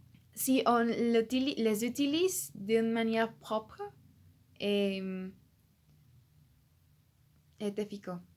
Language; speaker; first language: French; non-native, learner; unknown